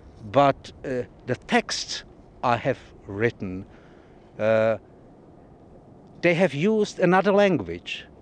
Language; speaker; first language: English; non-native, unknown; Czech